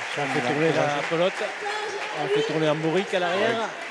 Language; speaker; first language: French; native; French